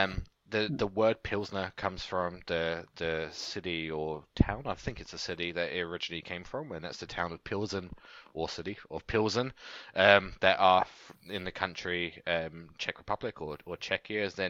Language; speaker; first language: English; native; English